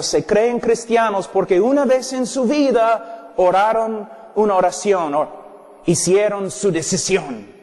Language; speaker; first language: Spanish; non-native, fluent; English